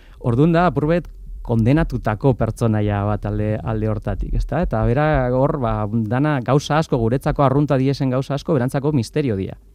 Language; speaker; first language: Basque; native; Basque